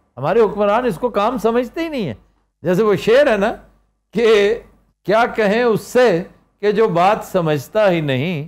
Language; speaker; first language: Urdu; non-native, local second language; Punjabi